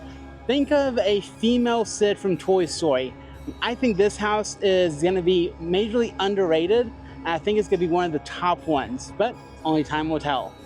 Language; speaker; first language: English; native; English